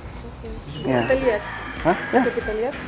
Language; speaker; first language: Indonesian; non-native, local second language; Tetum